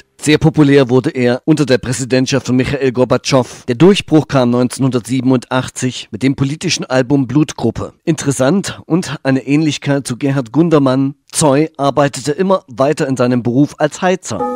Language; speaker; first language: German; native; German